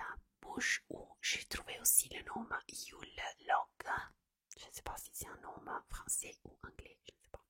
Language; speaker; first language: French; non-native, fluent; Italian